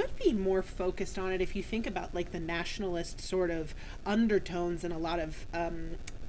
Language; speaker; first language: English; native; English